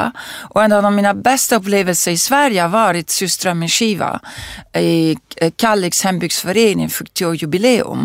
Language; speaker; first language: Swedish; non-native, fluent; Italian